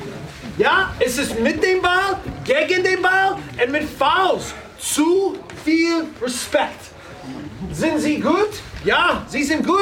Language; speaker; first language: German; non-native, learner; English